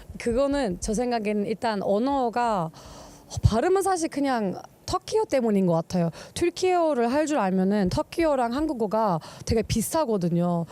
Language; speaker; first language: Korean; non-native, fluent; Turkish